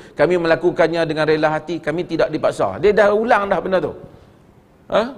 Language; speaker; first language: Malay; native; Malay